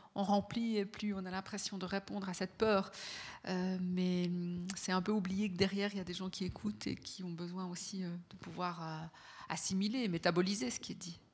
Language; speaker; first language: French; native; French